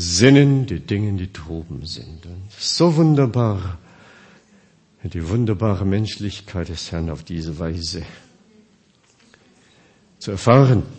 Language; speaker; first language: German; non-native, fluent; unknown